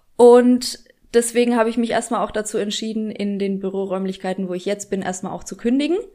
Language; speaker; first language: German; early bilingual, other home language; Polish